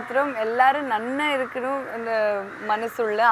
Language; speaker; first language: Malayalam; non-native, learner; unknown